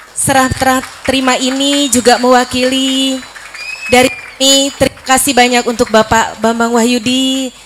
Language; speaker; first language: Indonesian; native; Indonesian